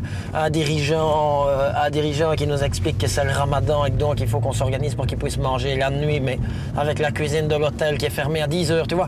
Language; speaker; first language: French; native; French